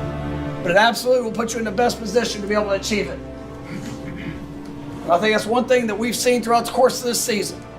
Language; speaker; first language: English; native; English